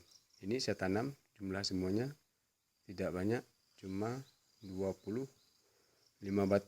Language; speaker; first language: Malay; non-native, local second language; Achinese